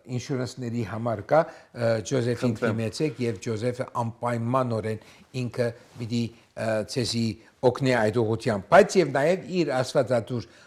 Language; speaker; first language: Armenian; early bilingual, heritage; Armenian